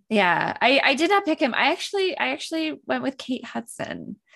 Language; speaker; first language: English; native; English